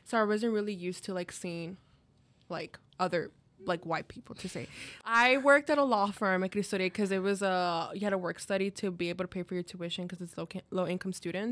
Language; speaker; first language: English; early bilingual, other home language; Spanish